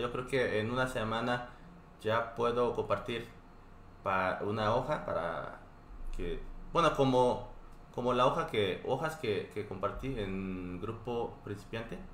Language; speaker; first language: Spanish; non-native, fluent; Korean